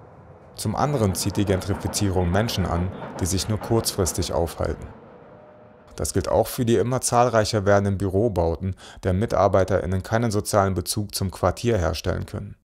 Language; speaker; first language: German; native; German